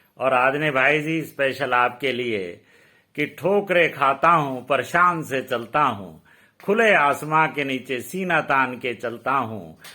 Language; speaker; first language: Hindi; native; Hindi